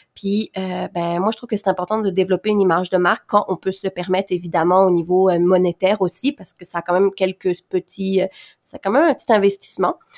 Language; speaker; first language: French; native; French